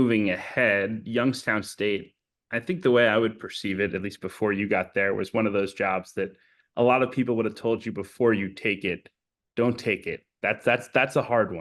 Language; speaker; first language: English; native; English